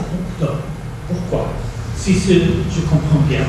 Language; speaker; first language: French; non-native, fluent; Portuguese